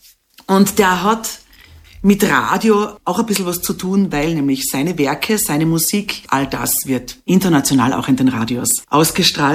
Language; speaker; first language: German; native; German